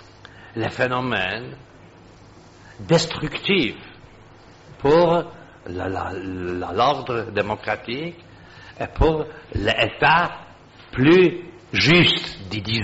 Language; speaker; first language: French; non-native, fluent; Polish